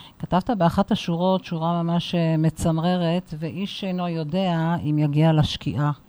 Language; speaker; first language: Hebrew; native; Hebrew